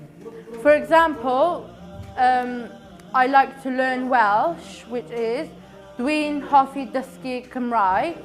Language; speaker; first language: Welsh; non-native, local second language; Kurdish